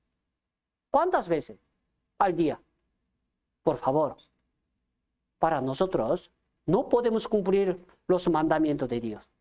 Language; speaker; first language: Spanish; non-native, fluent; Korean